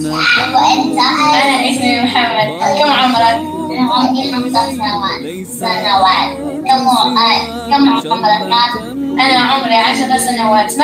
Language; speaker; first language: Arabic; non-native, learner; Malay